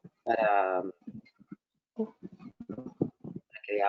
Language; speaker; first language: Spanish; native; Spanish